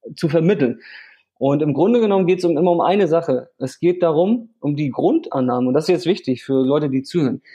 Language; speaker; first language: German; native; German